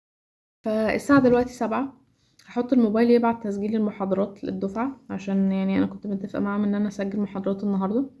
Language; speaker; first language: Arabic; native; Arabic